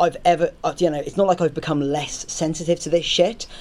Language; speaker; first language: English; native; English